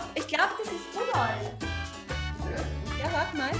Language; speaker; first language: German; native; German